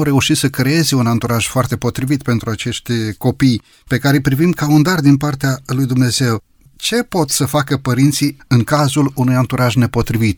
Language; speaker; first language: Romanian; native; Romanian